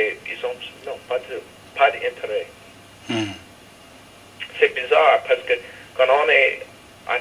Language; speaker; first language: French; non-native, fluent; English